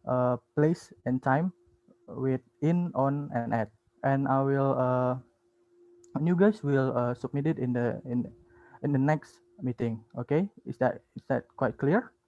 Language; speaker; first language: English; non-native, learner; Indonesian